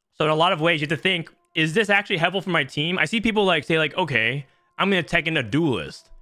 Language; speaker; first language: English; native; English